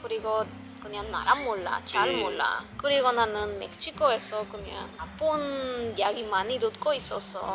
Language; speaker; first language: Korean; non-native, learner; Spanish